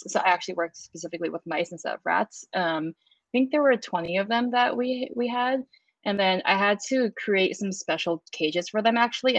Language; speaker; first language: English; native; English